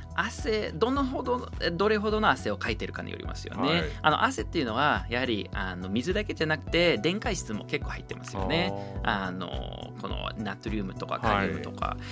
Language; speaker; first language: Japanese; non-native, fluent; English